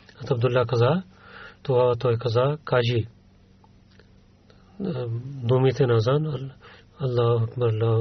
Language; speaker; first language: Bulgarian; non-native, learner; Urdu